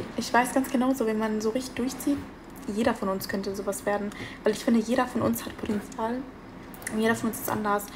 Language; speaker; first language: German; early bilingual, other home language; Italian